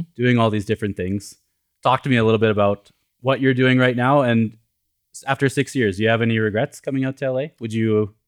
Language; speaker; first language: English; native; English